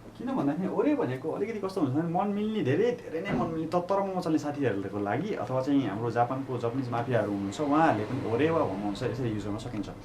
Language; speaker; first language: Nepali; native; Nepali